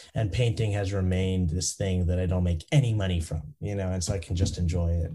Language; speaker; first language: English; native; English